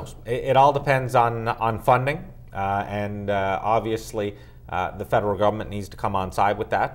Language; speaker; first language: English; native; English